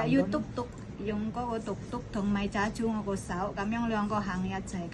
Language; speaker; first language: Cantonese; non-native, learner; Indonesian